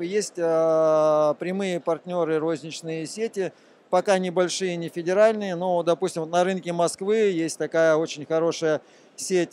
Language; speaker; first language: Russian; native; Russian